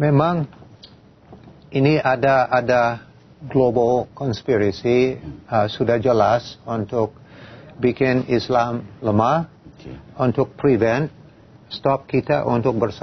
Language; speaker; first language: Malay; non-native, fluent; English